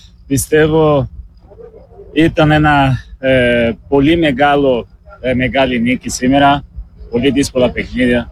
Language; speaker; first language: Greek; non-native, learner; Portuguese